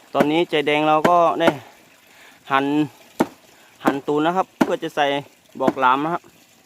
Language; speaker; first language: Thai; native; Thai